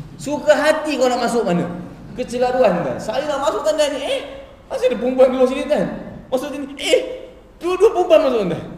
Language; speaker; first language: Malay; native; Malay